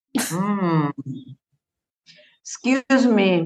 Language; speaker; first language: English; non-native, learner; Spanish